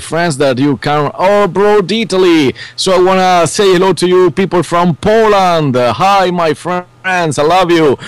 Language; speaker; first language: English; non-native, learner; Italian